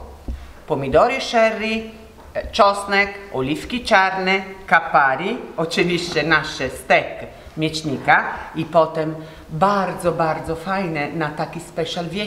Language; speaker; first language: Polish; non-native, learner; Italian